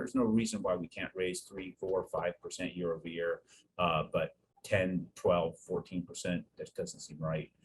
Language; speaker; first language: English; native; English